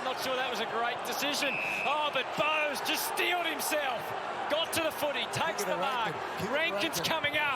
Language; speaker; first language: English; native; English